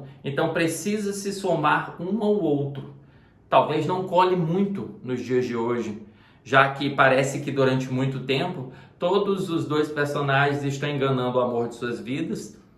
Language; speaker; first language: Portuguese; native; Portuguese